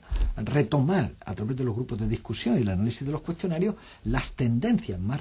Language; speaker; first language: Spanish; native; Spanish